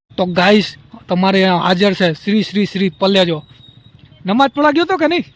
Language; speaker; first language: Gujarati; native; Gujarati